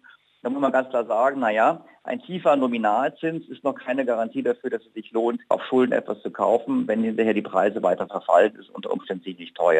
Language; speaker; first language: German; native; German